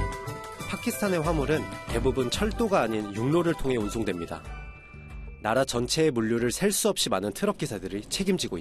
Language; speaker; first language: Korean; native; Korean